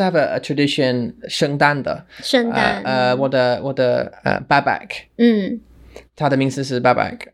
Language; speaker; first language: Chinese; non-native, learner; English